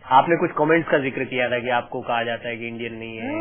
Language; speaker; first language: Hindi; native; Hindi